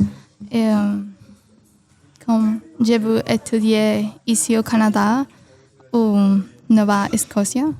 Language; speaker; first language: French; non-native, learner; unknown